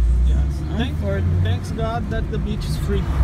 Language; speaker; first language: English; non-native, learner; Portuguese